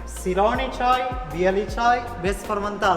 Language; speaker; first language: Russian; non-native, learner; Sinhala